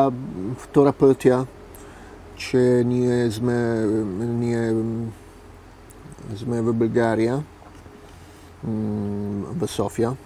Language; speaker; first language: Bulgarian; non-native, learner; Italian